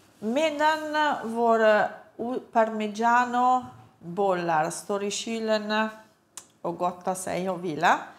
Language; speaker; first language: Swedish; non-native, fluent; Italian